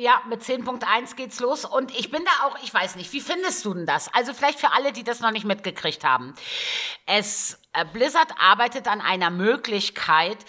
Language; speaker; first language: German; native; German